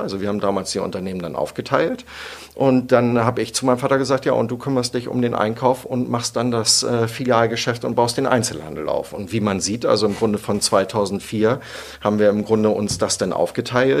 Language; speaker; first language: German; native; German